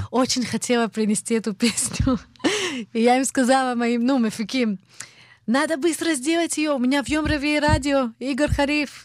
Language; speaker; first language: Russian; early bilingual, heritage; Russian